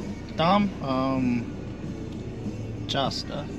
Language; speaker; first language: Russian; non-native, learner; English